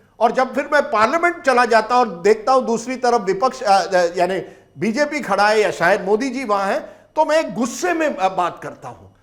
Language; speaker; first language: Hindi; non-native, local second language; Marathi